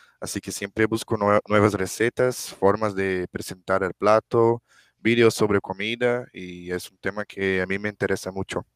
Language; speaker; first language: Spanish; non-native, fluent; Portuguese